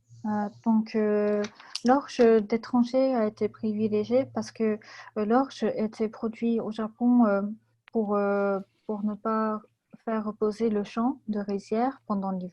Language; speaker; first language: French; non-native, fluent; Japanese